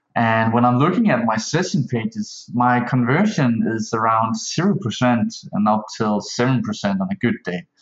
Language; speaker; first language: English; non-native, fluent; Danish